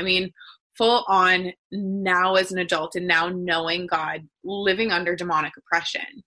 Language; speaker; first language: English; native; English